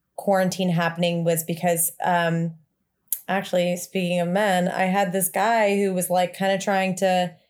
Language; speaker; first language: English; native; English